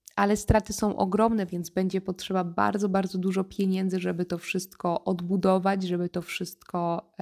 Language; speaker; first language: Polish; native; Polish